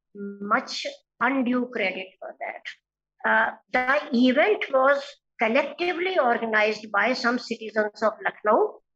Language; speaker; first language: English; non-native, local second language; Hindi